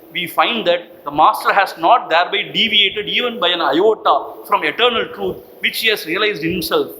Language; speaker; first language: English; non-native, local second language; Tamil